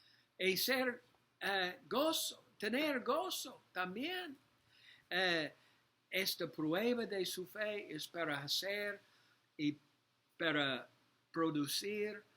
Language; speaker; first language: Spanish; non-native, learner; English